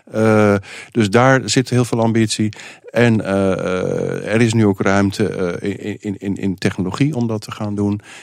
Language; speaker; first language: Dutch; native; Dutch